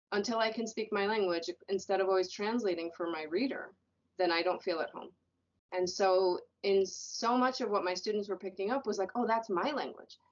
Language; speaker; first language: English; native; English